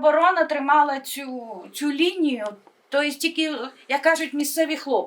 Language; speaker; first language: Ukrainian; native; Ukrainian